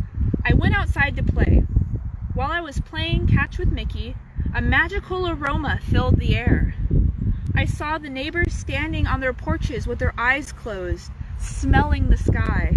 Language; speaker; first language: English; native; English